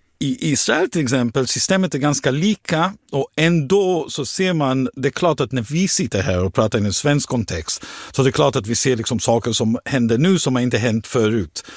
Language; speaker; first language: Swedish; non-native, fluent; Hebrew